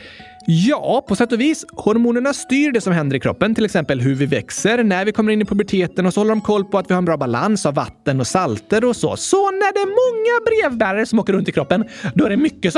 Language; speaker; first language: Swedish; native; Swedish